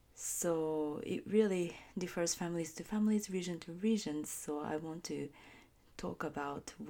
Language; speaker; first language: English; non-native, fluent; Japanese